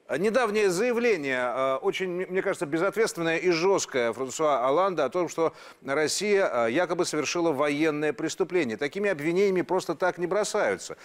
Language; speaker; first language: Russian; native; Russian